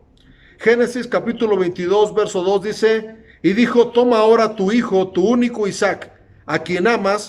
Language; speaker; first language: Spanish; native; Spanish